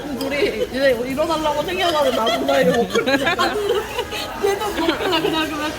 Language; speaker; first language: Korean; native; Korean